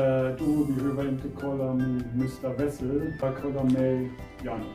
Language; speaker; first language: Swedish; non-native, learner; German